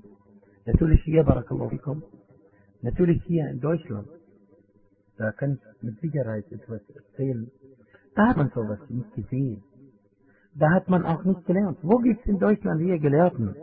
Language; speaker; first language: German; non-native, fluent; Arabic